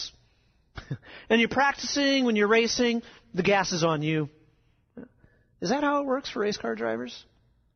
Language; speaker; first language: English; native; English